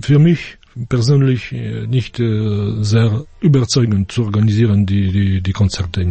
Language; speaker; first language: German; non-native, fluent; Polish